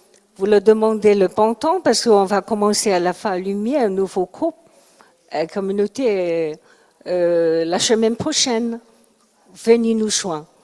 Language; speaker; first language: French; non-native, learner; Chinese